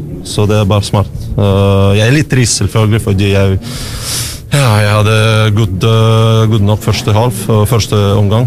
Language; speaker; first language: Norwegian; non-native, learner; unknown